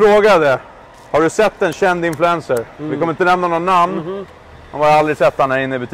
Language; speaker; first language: Swedish; native; Swedish